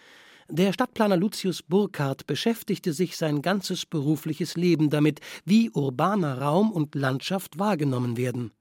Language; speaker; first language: German; native; German